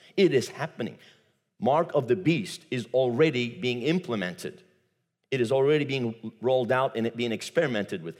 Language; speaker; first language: English; non-native, fluent; Turkish